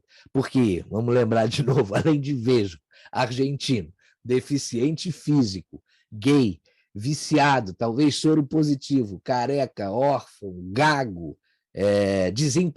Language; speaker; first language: Portuguese; native; Portuguese